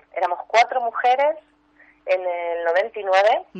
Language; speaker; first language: Spanish; native; Spanish